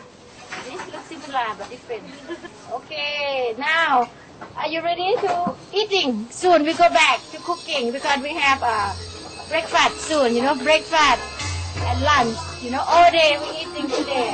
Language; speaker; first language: English; non-native, learner; Thai